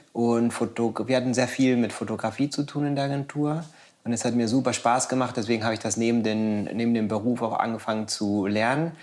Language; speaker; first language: German; non-native, fluent; Spanish